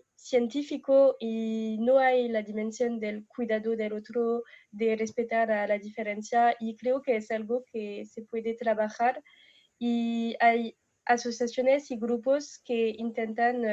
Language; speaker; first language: Spanish; non-native, fluent; French